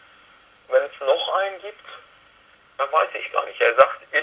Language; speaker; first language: German; native; German